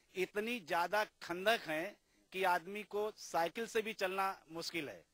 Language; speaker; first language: Hindi; native; Hindi